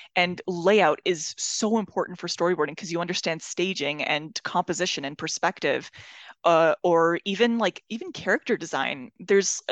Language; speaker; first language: English; non-native, fluent; Persian